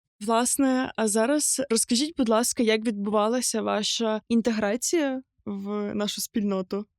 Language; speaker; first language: Ukrainian; native; Ukrainian